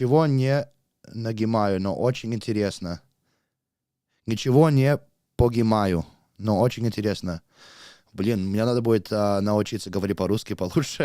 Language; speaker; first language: Russian; non-native, learner; English